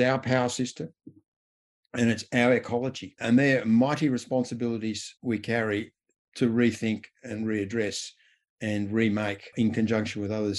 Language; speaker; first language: English; native; English